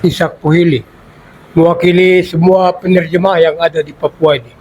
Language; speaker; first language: Indonesian; non-native, local second language; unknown